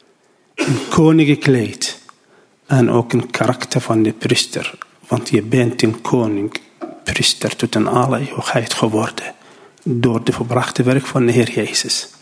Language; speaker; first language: Dutch; non-native, learner; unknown